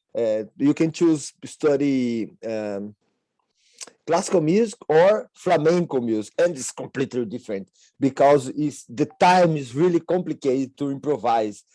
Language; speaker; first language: English; non-native, fluent; Portuguese